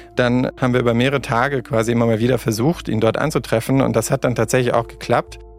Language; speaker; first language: German; native; German